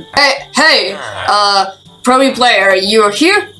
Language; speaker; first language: English; non-native, learner; Ukrainian